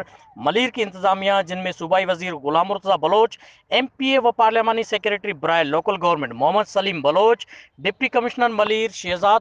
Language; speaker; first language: Urdu; native; Urdu